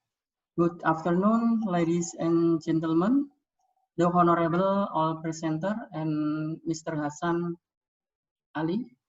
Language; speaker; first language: English; non-native, learner; Indonesian